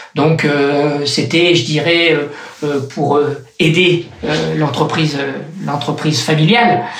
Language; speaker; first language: French; native; French